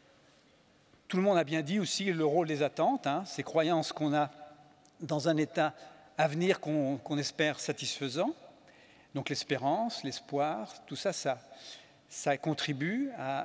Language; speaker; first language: French; native; French